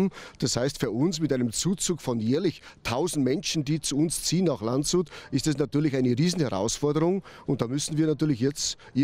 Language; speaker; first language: German; native; German